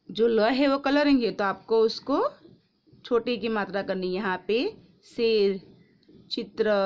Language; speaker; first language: Hindi; non-native, local second language; Gujarati